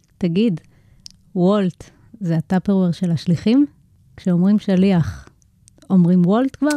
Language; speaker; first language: Hebrew; native; Hebrew